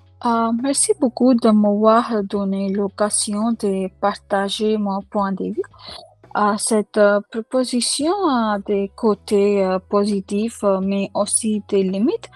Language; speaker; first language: French; non-native, learner; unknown